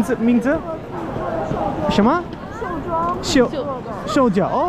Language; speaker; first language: Chinese; non-native, learner; Hindi